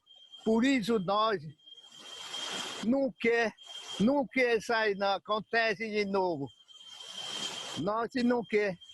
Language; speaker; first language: Portuguese; non-native, local second language; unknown